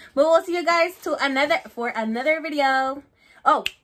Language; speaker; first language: English; early bilingual, other home language; Spanish